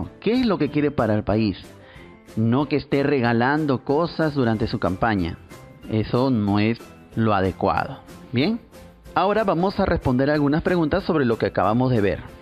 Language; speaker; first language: Spanish; native; Spanish